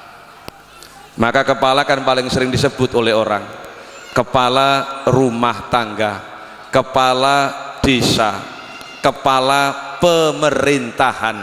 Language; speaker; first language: Indonesian; non-native, local second language; Javanese